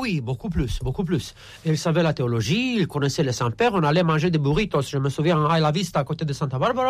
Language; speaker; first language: French; non-native, fluent; Romanian